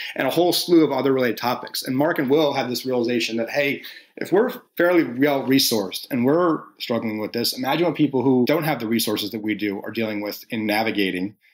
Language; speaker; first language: English; native; English